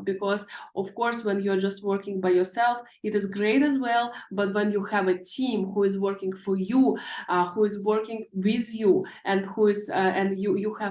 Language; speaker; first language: English; non-native, fluent; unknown